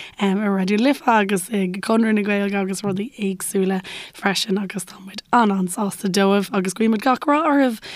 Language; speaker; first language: Irish; native; Irish